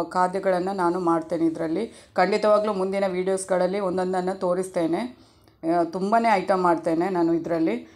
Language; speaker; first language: Kannada; non-native, local second language; Tulu